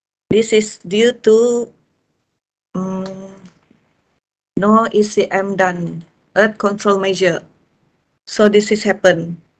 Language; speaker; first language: English; non-native, local second language; Malay